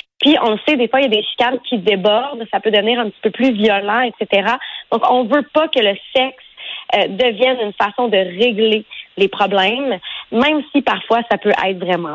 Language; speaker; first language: French; native; French